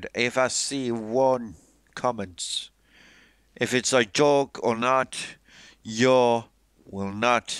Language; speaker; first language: English; non-native, fluent; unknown